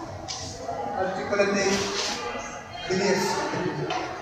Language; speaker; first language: English; non-native, learner; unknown